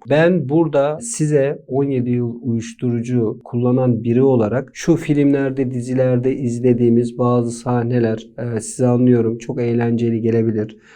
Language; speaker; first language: Turkish; native; Turkish